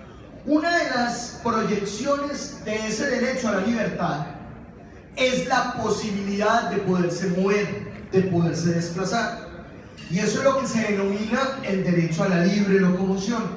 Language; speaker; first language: Spanish; native; Spanish